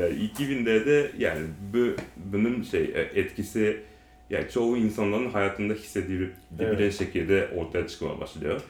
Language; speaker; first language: Turkish; non-native, learner; Japanese